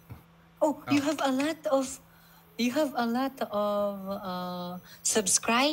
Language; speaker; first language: English; non-native, local second language; Filipino